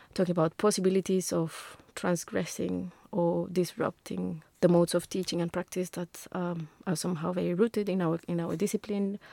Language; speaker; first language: English; non-native, fluent; Spanish